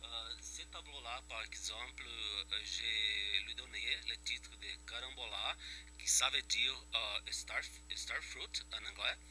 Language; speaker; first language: French; non-native, fluent; Portuguese